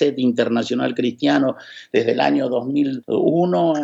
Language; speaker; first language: Spanish; native; Spanish